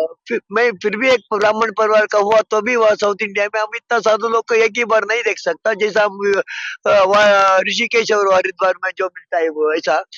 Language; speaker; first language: Hindi; non-native, local second language; Telugu